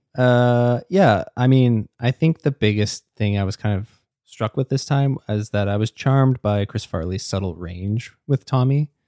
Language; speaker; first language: English; native; English